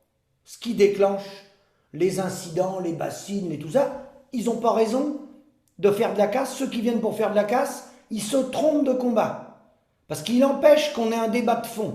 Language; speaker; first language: French; native; French